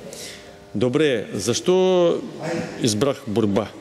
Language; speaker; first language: Bulgarian; non-native, learner; Russian